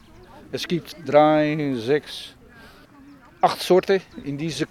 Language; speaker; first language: German; non-native, learner; Dutch